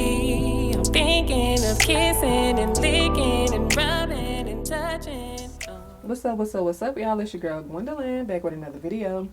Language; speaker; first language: English; native; English